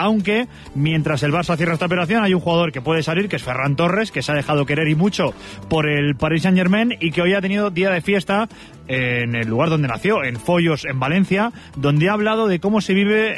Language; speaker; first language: Spanish; native; Spanish